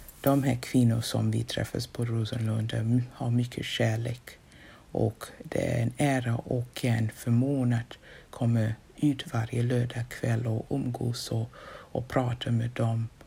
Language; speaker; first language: Swedish; non-native, fluent; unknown